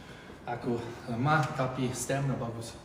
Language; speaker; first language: Indonesian; non-native, fluent; English